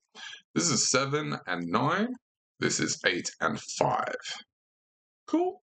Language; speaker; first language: English; native; English